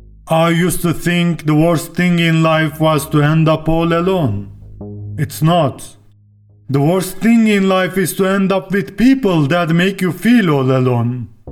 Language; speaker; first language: English; non-native, fluent; Turkish